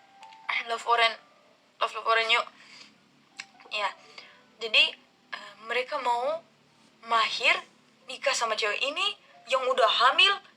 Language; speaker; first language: Indonesian; non-native, learner; Turkish